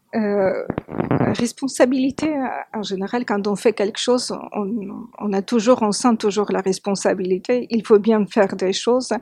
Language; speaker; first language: French; non-native, fluent; Georgian